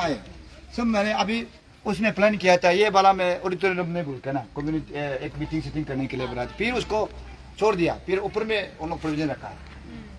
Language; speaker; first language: Hindi; non-native, local second language; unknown